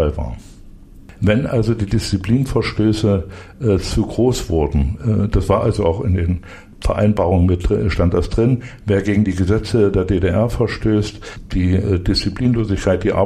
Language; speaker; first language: German; native; German